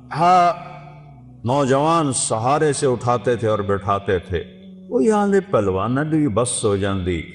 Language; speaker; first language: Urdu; non-native, local second language; Punjabi